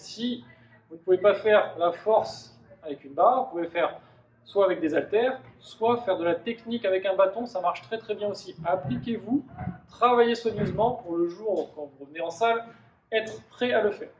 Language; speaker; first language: French; native; French